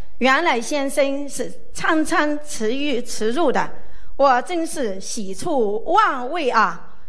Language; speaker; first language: Chinese; native; Chinese